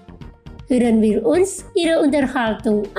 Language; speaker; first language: German; non-native, fluent; Indonesian